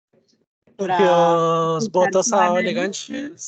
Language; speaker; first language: Portuguese; non-native, learner; Spanish